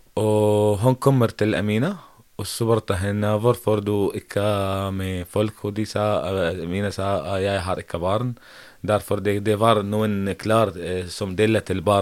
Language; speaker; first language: Norwegian; non-native, learner; Arabic